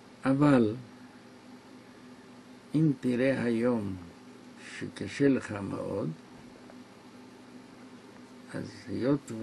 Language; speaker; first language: Hebrew; non-native, local second language; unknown